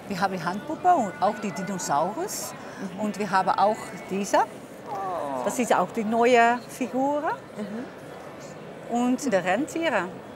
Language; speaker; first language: German; non-native, learner; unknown